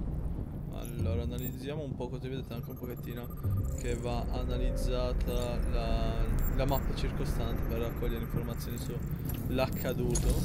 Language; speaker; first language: Italian; native; Italian